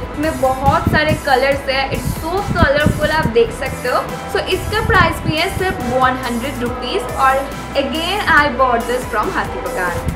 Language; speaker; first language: Hindi; non-native, local second language; Bangla